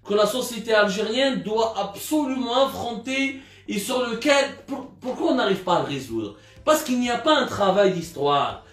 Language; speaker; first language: French; non-native, local second language; Arabic